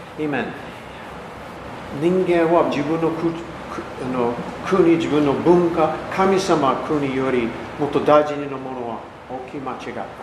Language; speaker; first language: Japanese; non-native, learner; English